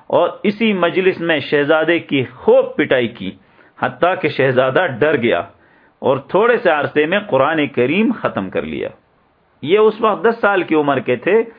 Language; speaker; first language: Urdu; native; Urdu